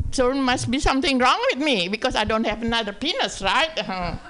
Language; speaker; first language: English; non-native, fluent; Indonesian